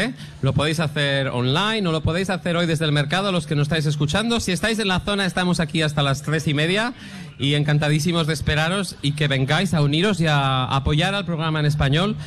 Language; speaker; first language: Spanish; native; Spanish